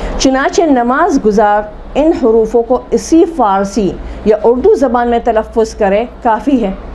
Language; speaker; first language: Urdu; native; Urdu